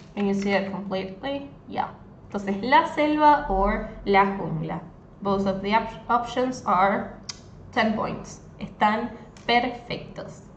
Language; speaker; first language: English; non-native, fluent; Spanish